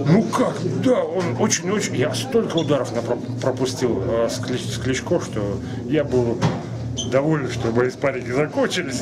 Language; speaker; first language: Russian; native; Russian